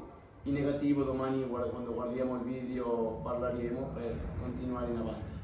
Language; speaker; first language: Italian; non-native, fluent; Spanish